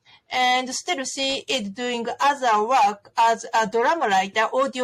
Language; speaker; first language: English; non-native, fluent; Japanese